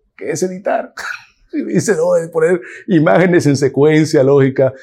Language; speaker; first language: Spanish; native; Spanish